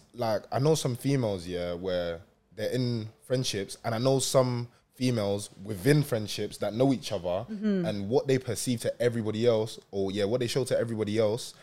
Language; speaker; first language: English; native; English